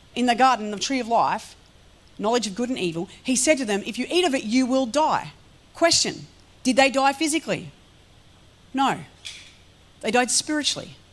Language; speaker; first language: English; native; English